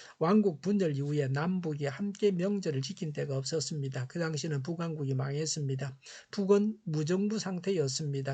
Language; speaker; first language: Korean; native; Korean